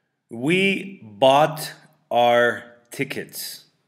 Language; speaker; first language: English; native; English